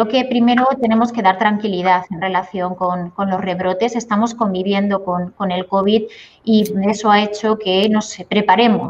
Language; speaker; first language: Spanish; native; Spanish